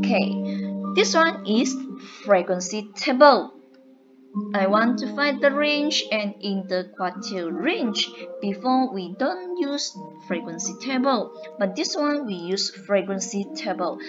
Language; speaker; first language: English; non-native, local second language; Chinese